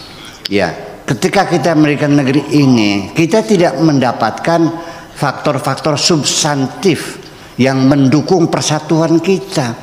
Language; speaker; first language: Indonesian; native; Indonesian